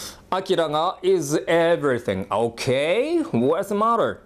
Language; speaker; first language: English; non-native, fluent; Japanese